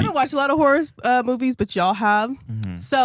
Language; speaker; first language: English; native; English